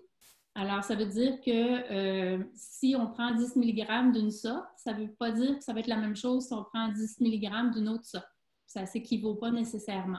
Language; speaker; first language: French; native; French